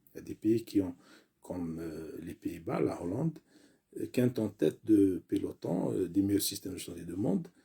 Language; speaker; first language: French; non-native, local second language; Arabic